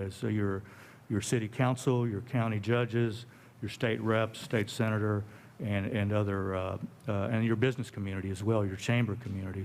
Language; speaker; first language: English; native; English